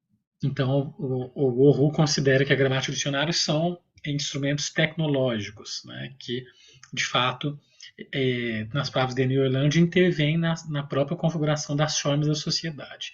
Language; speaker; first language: Portuguese; native; Portuguese